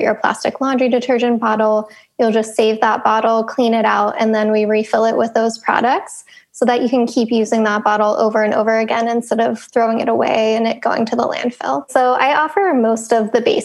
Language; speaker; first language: English; native; English